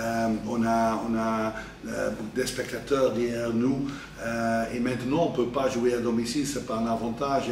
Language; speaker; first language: French; non-native, fluent; Dutch